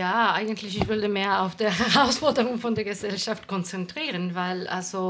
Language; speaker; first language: German; non-native, fluent; Spanish